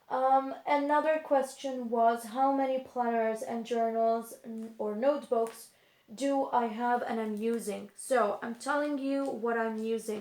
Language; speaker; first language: English; non-native, fluent; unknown